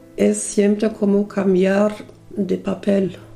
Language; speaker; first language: Spanish; early bilingual, other home language; German